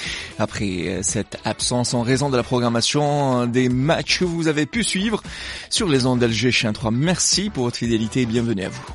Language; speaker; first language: French; non-native, local second language; Arabic